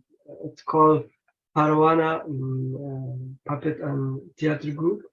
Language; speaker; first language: English; non-native, learner; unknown